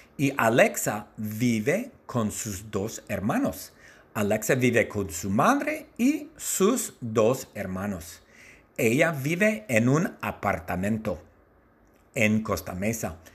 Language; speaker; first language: Spanish; non-native, learner; English